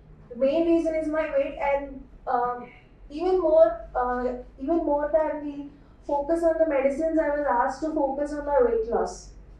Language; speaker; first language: English; non-native, local second language; Telugu